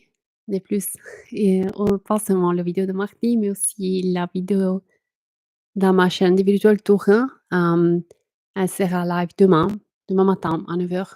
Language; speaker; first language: French; non-native, fluent; Italian